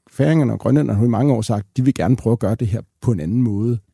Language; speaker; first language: Danish; native; Danish